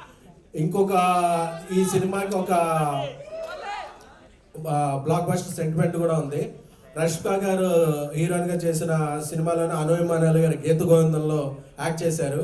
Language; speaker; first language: Telugu; native; Telugu